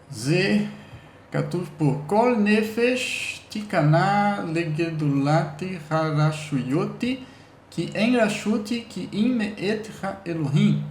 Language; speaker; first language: Hebrew; non-native, learner; Portuguese